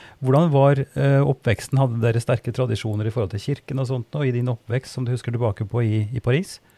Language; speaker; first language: Norwegian; native; Norwegian